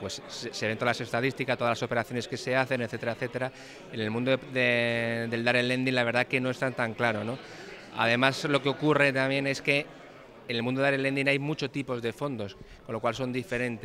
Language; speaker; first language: Spanish; native; Spanish